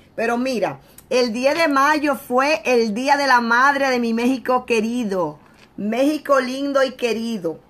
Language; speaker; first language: Spanish; native; Spanish